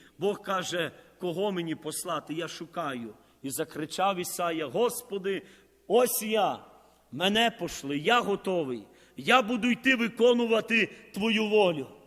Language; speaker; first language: Ukrainian; native; Ukrainian